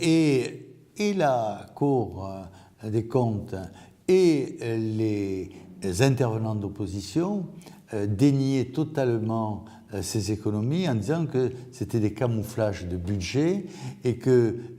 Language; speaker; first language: French; native; French